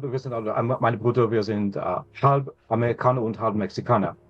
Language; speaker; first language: German; non-native, learner; English